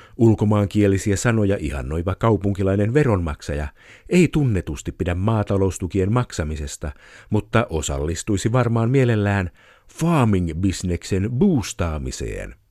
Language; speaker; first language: Finnish; native; Finnish